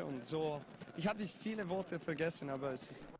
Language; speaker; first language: German; non-native, learner; Serbian